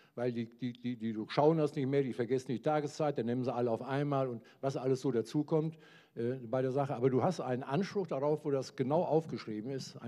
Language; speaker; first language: German; native; German